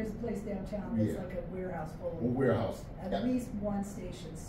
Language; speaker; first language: English; native; English